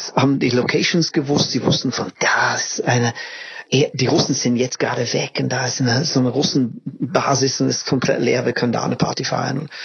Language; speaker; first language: German; non-native, fluent; English